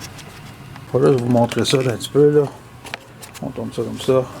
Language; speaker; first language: French; native; French